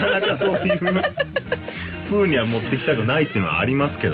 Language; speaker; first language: Japanese; native; Japanese